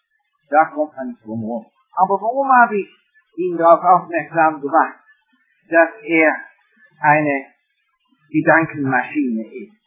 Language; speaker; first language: German; non-native, fluent; English